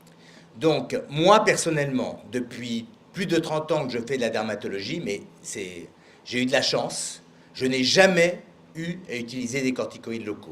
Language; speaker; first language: French; native; French